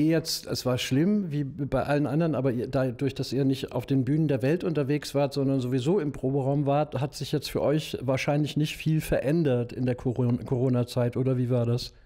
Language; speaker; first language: German; native; German